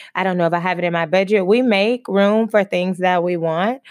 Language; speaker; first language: English; native; English